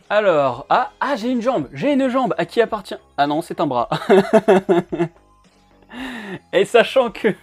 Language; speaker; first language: French; native; French